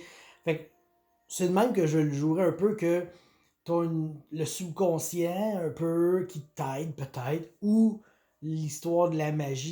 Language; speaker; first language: French; native; French